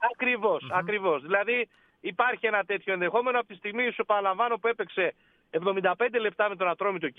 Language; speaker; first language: Greek; native; Greek